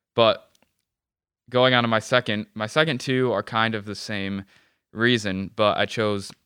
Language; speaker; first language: English; native; English